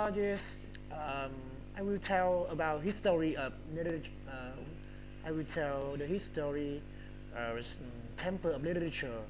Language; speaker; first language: English; non-native, learner; Vietnamese